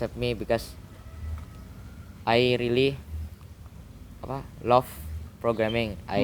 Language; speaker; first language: English; non-native, learner; Indonesian